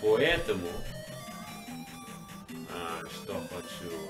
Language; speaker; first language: Russian; non-native, learner; English